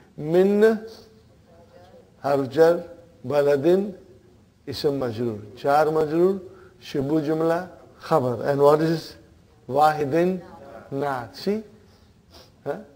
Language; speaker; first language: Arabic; non-native, fluent; Urdu